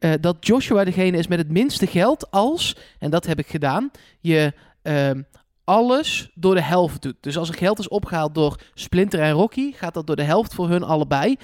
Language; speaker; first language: Dutch; native; Dutch